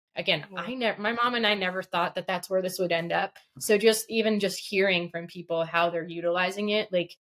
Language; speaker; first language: English; early bilingual, other home language; Russian